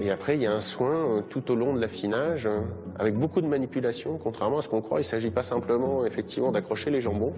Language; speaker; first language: French; native; French